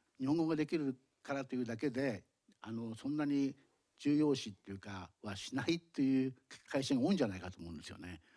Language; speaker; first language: Japanese; native; Japanese